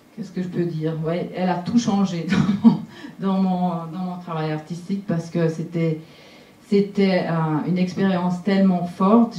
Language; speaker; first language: French; non-native, local second language; German